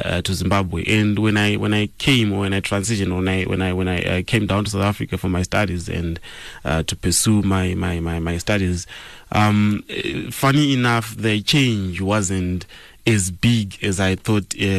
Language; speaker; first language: English; non-native, local second language; Shona